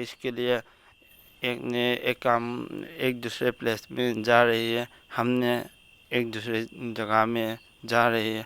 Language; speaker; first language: Hindi; non-native, local second language; Manipuri